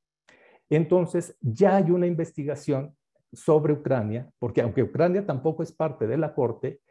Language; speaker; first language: Spanish; native; Spanish